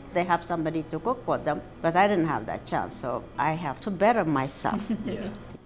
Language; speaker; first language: English; non-native, fluent; Amharic